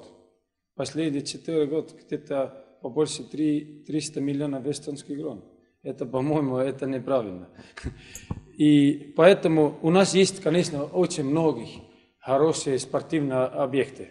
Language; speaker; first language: Russian; non-native, learner; Estonian